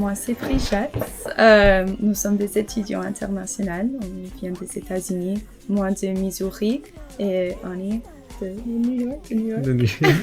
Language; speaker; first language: French; non-native, learner; English